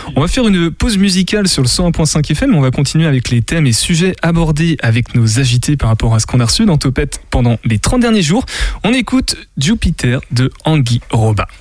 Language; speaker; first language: French; native; French